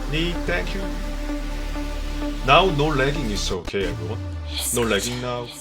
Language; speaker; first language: English; non-native, learner; Korean